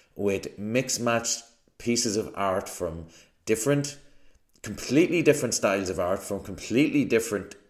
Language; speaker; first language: English; native; English